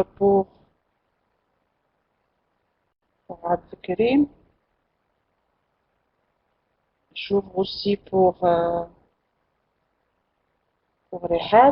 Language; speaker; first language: French; non-native, local second language; Arabic